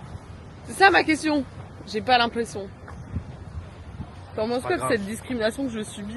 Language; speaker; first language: French; native; French